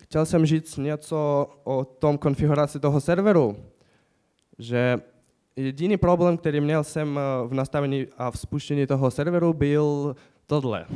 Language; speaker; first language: Czech; non-native, fluent; Ukrainian